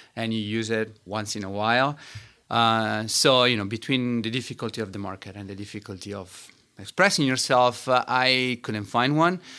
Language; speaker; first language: English; non-native, fluent; Italian